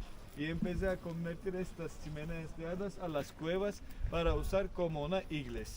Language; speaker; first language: Spanish; non-native, fluent; Turkish